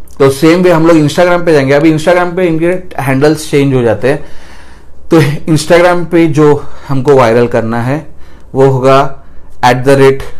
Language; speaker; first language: Hindi; non-native, local second language; Marathi